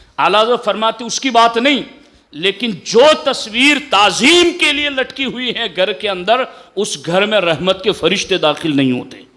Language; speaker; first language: Urdu; non-native, local second language; Gujarati